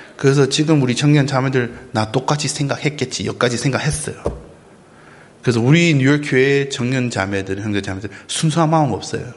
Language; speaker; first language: Korean; non-native, learner; English